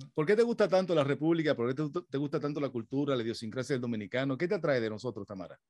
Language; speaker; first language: Spanish; native; Spanish